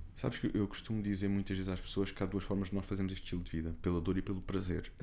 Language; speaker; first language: Portuguese; native; Portuguese